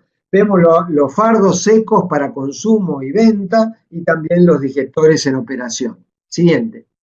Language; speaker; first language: Spanish; native; Spanish